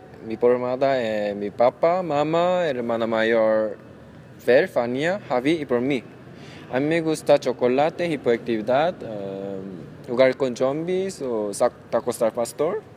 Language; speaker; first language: Spanish; non-native, learner; Korean